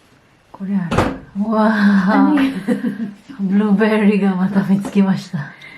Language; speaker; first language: Japanese; non-native, fluent; Filipino